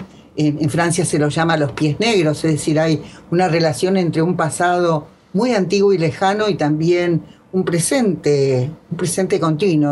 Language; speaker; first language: Spanish; native; Spanish